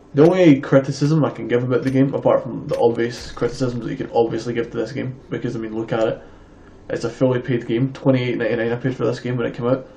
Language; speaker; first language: English; native; English